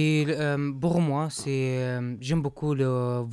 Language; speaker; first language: French; non-native, learner; Arabic